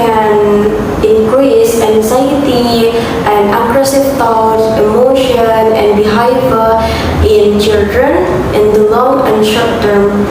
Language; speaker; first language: English; non-native, learner; Indonesian